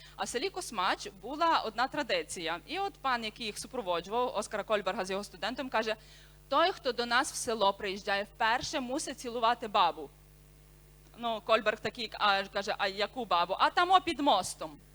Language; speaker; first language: Ukrainian; native; Ukrainian